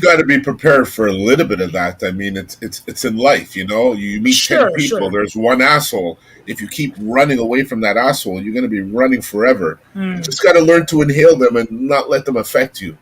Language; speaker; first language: English; native; English